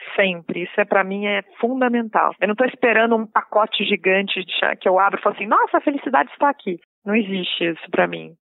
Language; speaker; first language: Portuguese; native; Portuguese